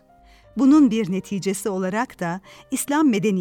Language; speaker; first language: Turkish; native; Turkish